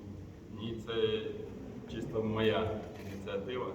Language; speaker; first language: Ukrainian; non-native, local second language; Russian